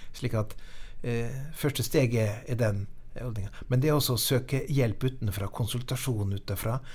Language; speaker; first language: Norwegian; native; Norwegian